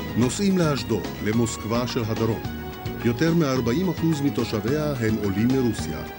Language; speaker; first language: Hebrew; native; Hebrew